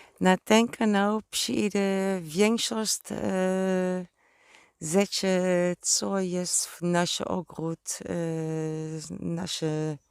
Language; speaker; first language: Polish; non-native, learner; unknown